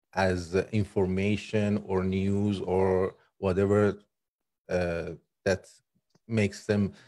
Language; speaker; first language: English; non-native, fluent; Persian